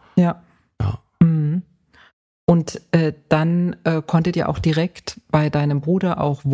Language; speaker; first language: German; native; German